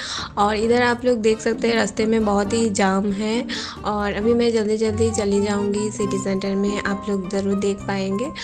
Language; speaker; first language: Hindi; non-native, local second language; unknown